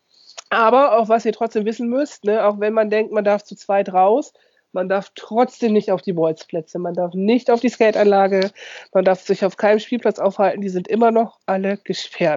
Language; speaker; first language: German; native; German